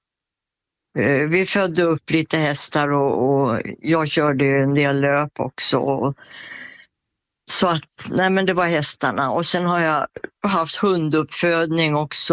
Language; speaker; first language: Swedish; native; Swedish